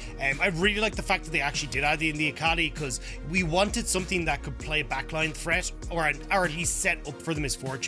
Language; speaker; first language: English; native; English